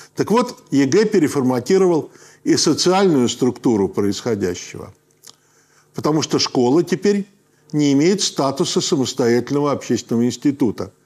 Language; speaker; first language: Russian; native; Russian